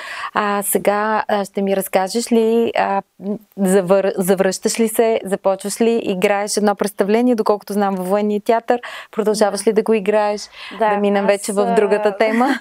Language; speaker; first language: Bulgarian; native; Bulgarian